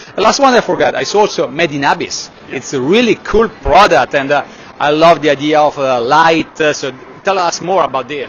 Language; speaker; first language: English; non-native, fluent; Italian